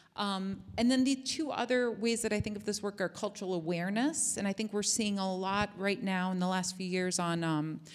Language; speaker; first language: English; native; English